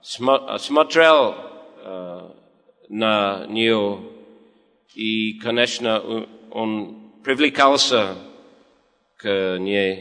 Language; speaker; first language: Russian; non-native, fluent; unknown